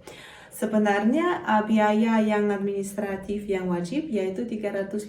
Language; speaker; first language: Indonesian; non-native, fluent; Russian